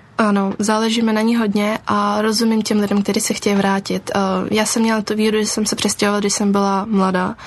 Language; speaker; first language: Czech; early bilingual, other home language; Ukrainian